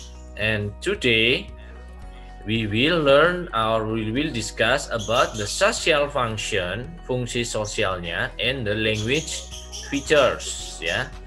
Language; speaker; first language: English; non-native, learner; Indonesian